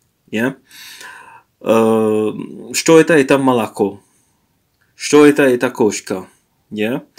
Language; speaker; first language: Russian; non-native, learner; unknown